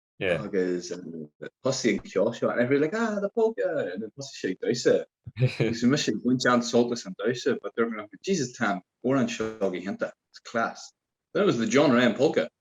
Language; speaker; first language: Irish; non-native, local second language; English